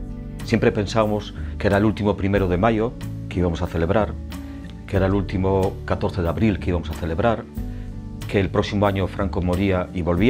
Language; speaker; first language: Spanish; early bilingual, heritage; Spanish